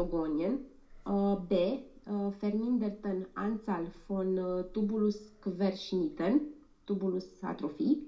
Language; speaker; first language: German; non-native, learner; Romanian